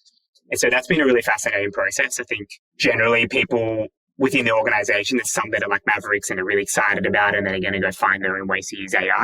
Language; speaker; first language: English; native; English